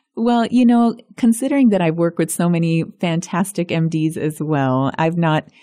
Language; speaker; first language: English; early bilingual, other home language; Spanish